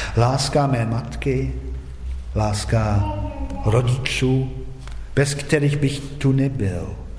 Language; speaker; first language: Czech; non-native, fluent; German